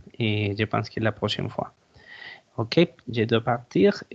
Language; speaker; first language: French; non-native, learner; Spanish